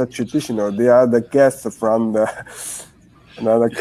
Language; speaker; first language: English; non-native, learner; Chinese